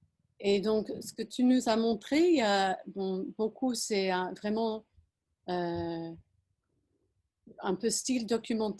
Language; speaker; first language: French; non-native, fluent; English